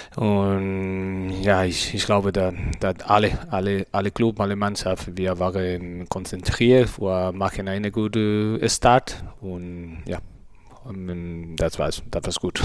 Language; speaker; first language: German; non-native, learner; Spanish